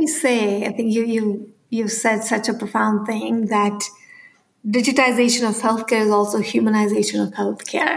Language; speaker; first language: English; non-native, local second language; Hindi